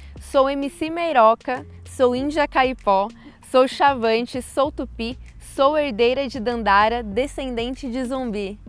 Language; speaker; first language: Portuguese; native; Portuguese